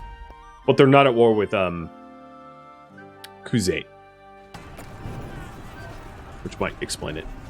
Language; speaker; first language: English; native; English